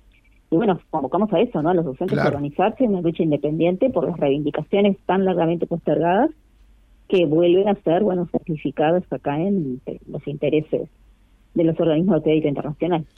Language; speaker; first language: Spanish; native; Spanish